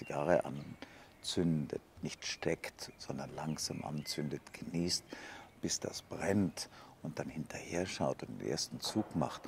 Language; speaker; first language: German; native; German